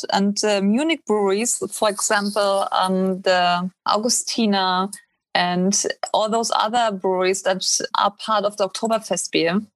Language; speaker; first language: English; non-native, fluent; German